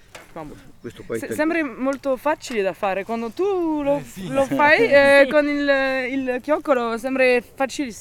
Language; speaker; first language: Italian; non-native, fluent; French